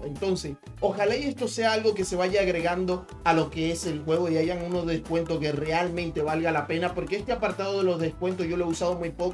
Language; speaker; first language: Spanish; native; Spanish